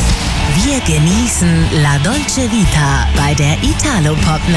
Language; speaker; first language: German; native; German